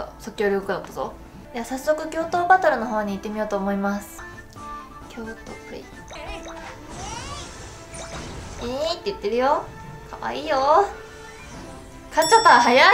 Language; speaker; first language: Japanese; native; Japanese